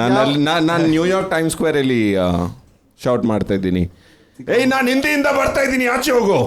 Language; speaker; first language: Kannada; non-native, learner; Punjabi